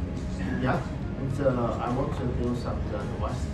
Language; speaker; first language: English; non-native, learner; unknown